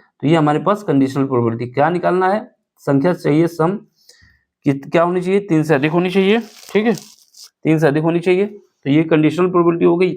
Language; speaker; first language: Hindi; native; Hindi